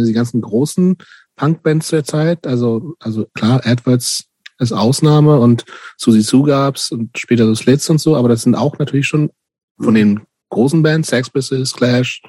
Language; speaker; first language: German; native; German